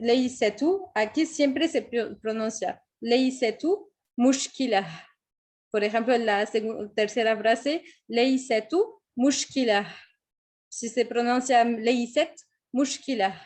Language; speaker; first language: Spanish; non-native, fluent; French